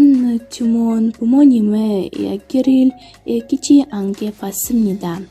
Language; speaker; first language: Korean; non-native, learner; Russian